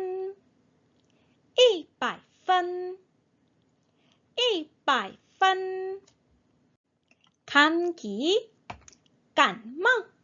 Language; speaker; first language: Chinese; non-native, fluent; Korean